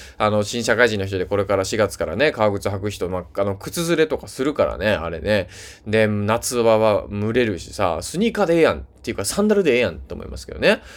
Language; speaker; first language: Japanese; native; Japanese